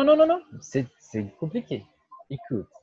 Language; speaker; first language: French; non-native, fluent; Portuguese